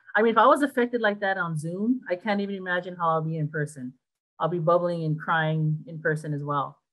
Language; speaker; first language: English; native; English